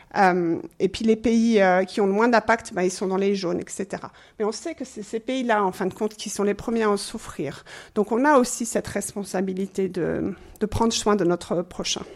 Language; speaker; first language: French; non-native, fluent; English